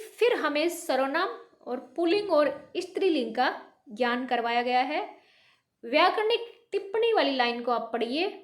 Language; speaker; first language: Hindi; native; Hindi